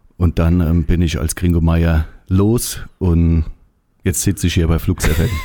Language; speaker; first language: German; native; German